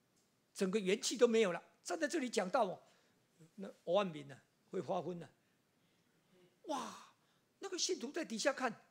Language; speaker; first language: Chinese; native; Chinese